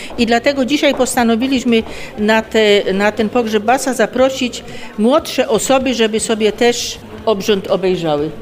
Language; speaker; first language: Polish; native; Polish